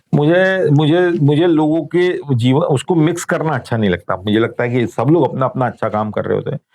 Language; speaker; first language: Hindi; native; Hindi